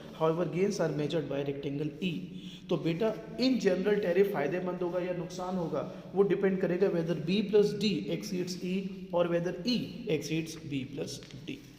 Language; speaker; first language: Hindi; native; Hindi